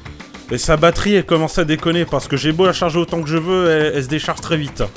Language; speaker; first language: French; native; French